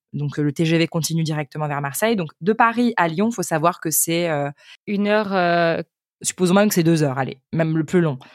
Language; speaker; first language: French; native; French